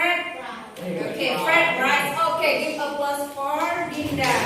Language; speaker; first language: English; non-native, learner; Indonesian